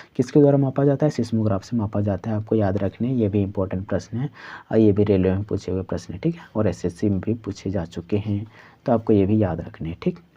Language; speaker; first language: Hindi; non-native, local second language; Santali